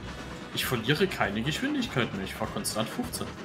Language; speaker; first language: German; native; German